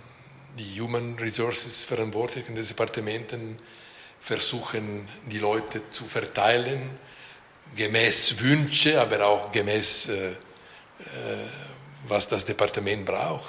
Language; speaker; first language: German; non-native, local second language; Italian